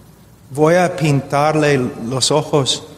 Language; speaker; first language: Spanish; non-native, fluent; English